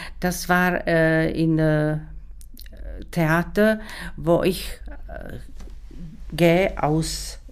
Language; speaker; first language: German; non-native, learner; Czech